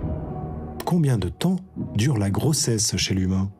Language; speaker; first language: French; native; French